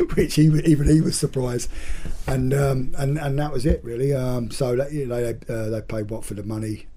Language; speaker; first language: English; native; English